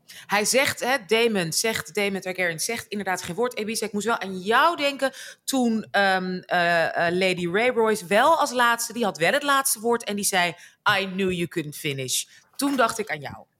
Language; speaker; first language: Dutch; native; Dutch